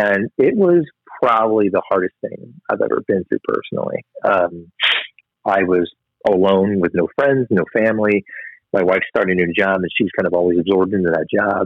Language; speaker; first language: English; native; English